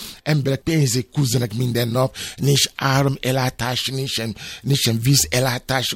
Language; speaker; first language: Hungarian; non-native, fluent; Yoruba